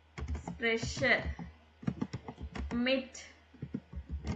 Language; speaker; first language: German; non-native, learner; Tamil